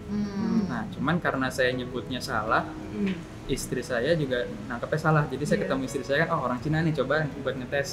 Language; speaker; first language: Indonesian; native; Indonesian